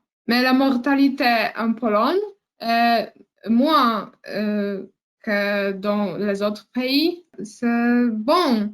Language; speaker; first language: French; non-native, learner; Polish